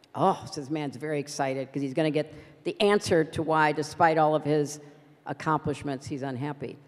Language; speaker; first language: English; native; English